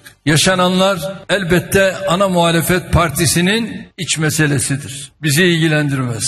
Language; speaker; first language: Turkish; native; Turkish